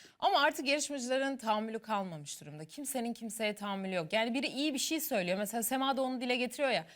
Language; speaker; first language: Turkish; native; Turkish